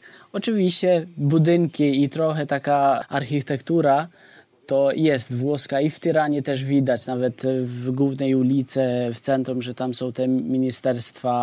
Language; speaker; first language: Polish; non-native, fluent; Albanian